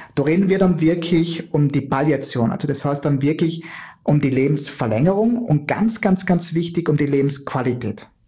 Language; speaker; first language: German; native; German